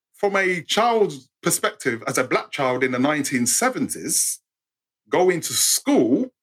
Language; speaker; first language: English; native; English